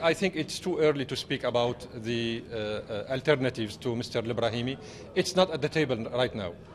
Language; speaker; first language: English; non-native, fluent; Arabic